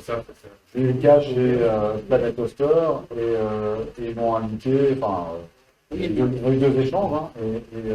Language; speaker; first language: French; native; French